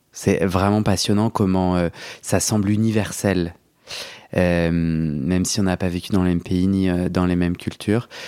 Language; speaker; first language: French; native; French